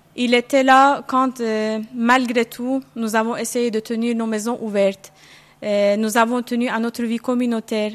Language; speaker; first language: French; non-native, fluent; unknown